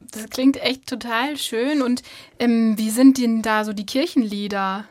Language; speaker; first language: German; native; German